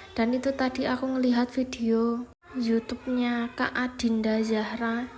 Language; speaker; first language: Indonesian; non-native, local second language; Javanese